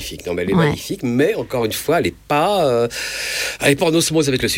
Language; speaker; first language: French; native; French